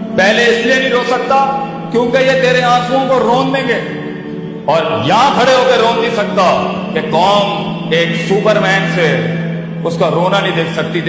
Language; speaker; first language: Urdu; non-native, local second language; Punjabi